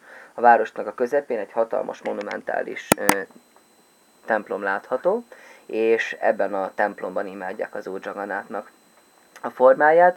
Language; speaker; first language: Hungarian; native; Hungarian